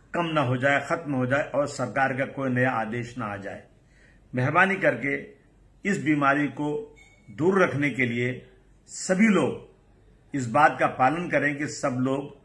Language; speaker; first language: Hindi; native; Hindi